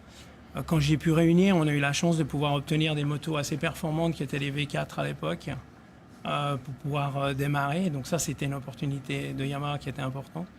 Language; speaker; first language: French; native; French